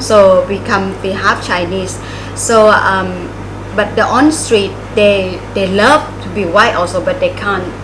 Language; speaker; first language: English; non-native, learner; Thai